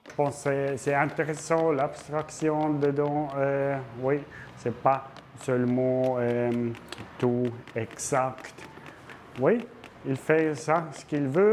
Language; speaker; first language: French; non-native, local second language; German